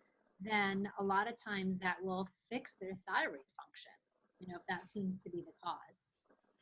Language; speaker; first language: English; native; English